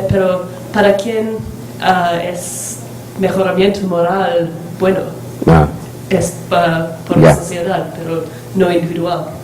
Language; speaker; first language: Spanish; non-native, learner; English